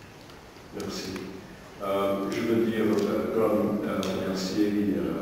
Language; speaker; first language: French; non-native, learner; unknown